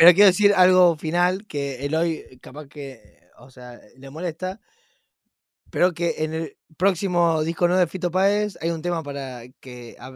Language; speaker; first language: Spanish; native; Spanish